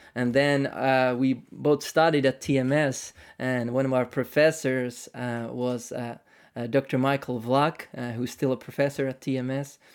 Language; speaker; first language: English; non-native, fluent; Finnish